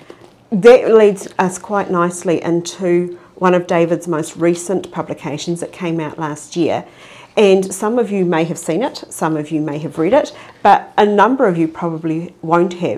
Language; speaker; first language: English; native; English